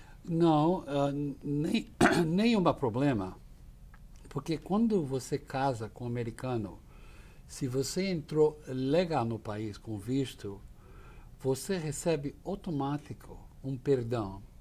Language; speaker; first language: Portuguese; non-native, fluent; English